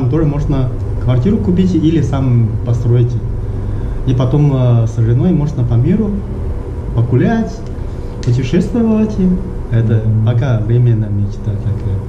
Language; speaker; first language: Russian; non-native, learner; Chinese